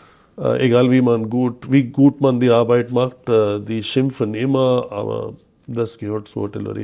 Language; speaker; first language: German; non-native, fluent; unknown